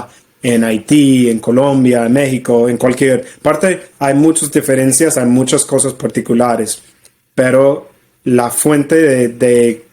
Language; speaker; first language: Spanish; non-native, fluent; English